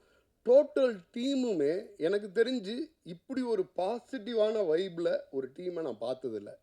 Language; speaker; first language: Tamil; native; Tamil